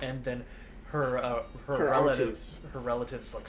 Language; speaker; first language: English; early bilingual, other home language; Spanish